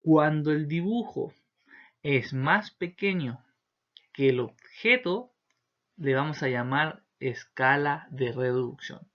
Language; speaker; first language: Spanish; native; Spanish